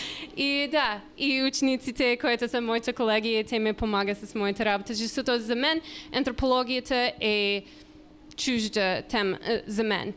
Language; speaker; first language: Bulgarian; non-native, learner; English